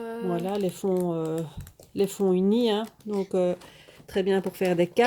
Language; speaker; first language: French; native; French